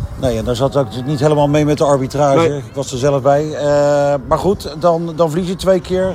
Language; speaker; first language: Dutch; native; Dutch